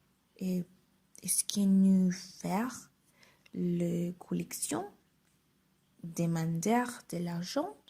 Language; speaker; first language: French; non-native, learner; Spanish